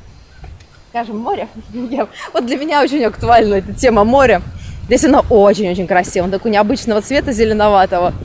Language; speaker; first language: Russian; native; Russian